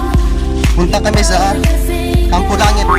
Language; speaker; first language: Filipino; non-native, local second language; Cebuano